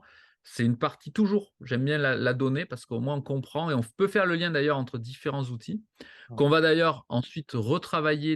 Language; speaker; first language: French; native; French